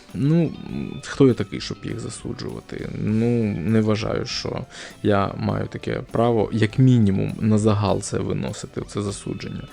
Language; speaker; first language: Ukrainian; non-native, local second language; Russian